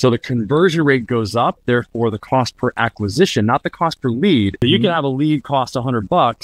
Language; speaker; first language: English; native; English